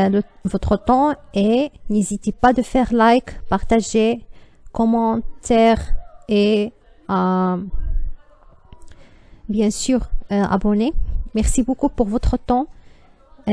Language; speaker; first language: French; non-native, learner; Arabic